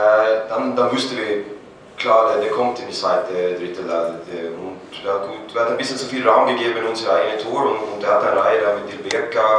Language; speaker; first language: German; non-native, fluent; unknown